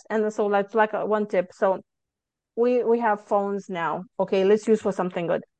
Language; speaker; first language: English; non-native, fluent; Lithuanian